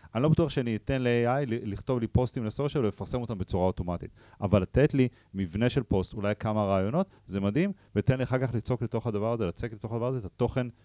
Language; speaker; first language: Hebrew; native; Hebrew